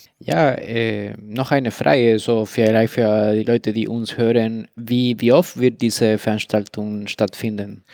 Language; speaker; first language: German; non-native, fluent; Spanish